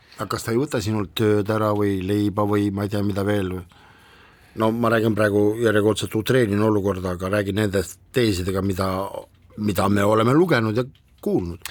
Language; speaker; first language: Estonian; non-native, local second language; Russian